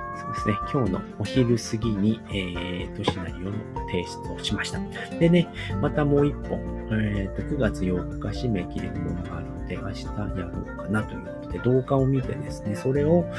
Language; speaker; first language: Japanese; native; Japanese